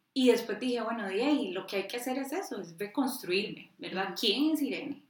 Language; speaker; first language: Spanish; native; Spanish